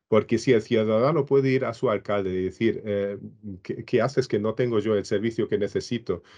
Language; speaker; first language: Spanish; non-native, fluent; German